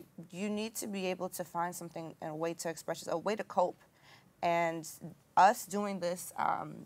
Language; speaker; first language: English; native; English